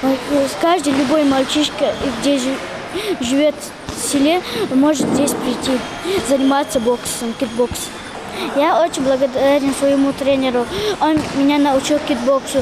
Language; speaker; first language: Russian; non-native, local second language; Ingush